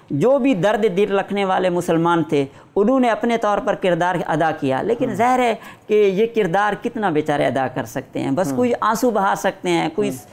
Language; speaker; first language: Urdu; non-native, local second language; Saraiki